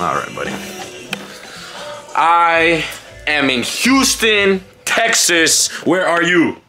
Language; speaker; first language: English; early bilingual, other home language; Spanish